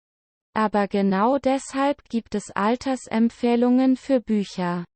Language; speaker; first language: German; non-native, learner; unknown